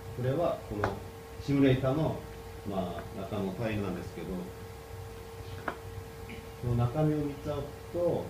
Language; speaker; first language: Japanese; non-native, fluent; Korean